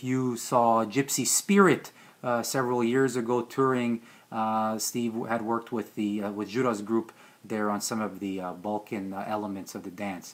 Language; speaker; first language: English; early bilingual, other home language; Hungarian